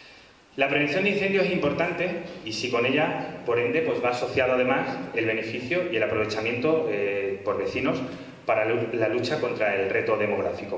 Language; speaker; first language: Spanish; native; Spanish